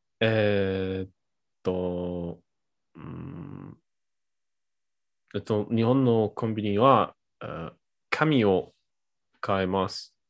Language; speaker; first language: Japanese; non-native, learner; German